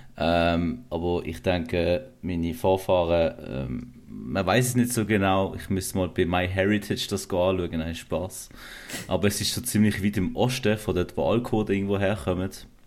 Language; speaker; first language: German; early bilingual, other home language; Kurdish